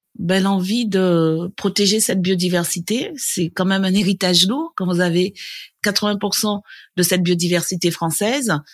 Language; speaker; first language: French; native; French